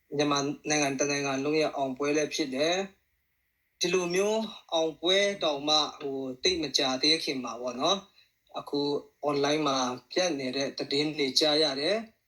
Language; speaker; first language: Burmese; non-native, local second language; Hakha Chin